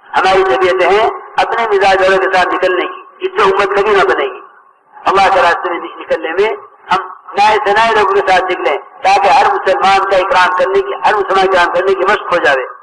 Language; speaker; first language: Urdu; native; Urdu